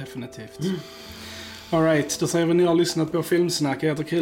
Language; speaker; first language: Swedish; native; Swedish